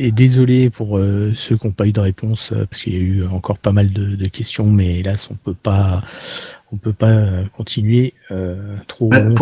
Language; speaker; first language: French; native; French